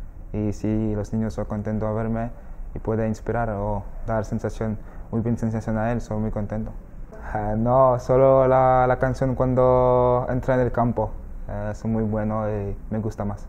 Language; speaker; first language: Spanish; non-native, learner; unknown